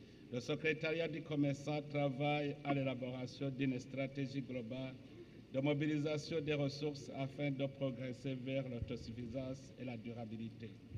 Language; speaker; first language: French; non-native, local second language; Rundi